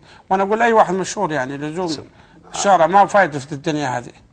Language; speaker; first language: Arabic; native; Arabic